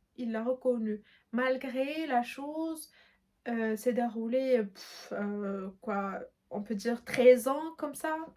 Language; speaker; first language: French; non-native, local second language; Arabic